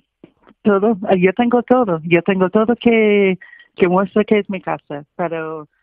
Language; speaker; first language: Spanish; non-native, fluent; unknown